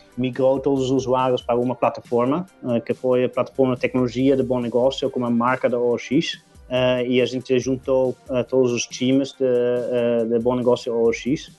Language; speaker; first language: Portuguese; non-native, fluent; Dutch